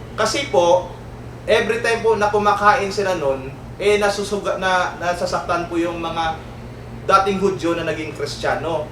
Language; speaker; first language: Filipino; native; Filipino